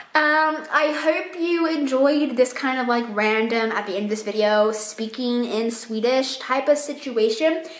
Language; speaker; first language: English; native; English